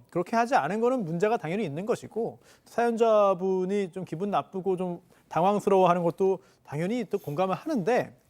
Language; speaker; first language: Korean; native; Korean